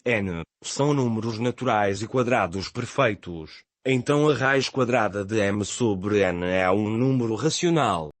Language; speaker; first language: Portuguese; native; Portuguese